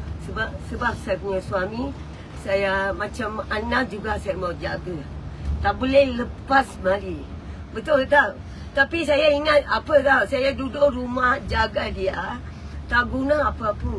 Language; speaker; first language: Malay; non-native, local second language; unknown